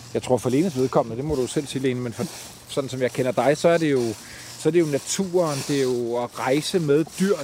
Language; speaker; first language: Danish; native; Danish